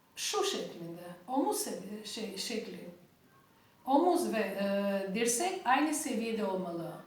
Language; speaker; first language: Turkish; non-native, learner; Albanian